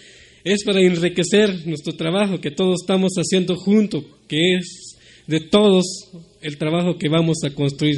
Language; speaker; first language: Spanish; non-native, local second language; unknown